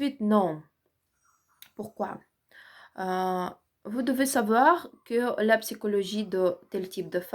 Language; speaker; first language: French; non-native, learner; Ukrainian